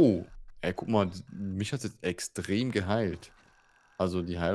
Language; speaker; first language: German; native; German